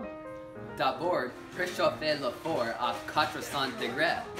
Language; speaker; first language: French; non-native, learner; English